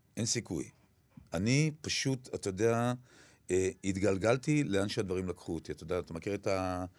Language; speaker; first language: Hebrew; early bilingual, other home language; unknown